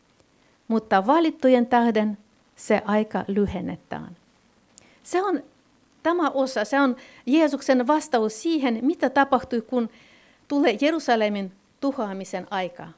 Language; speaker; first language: Finnish; non-native, fluent; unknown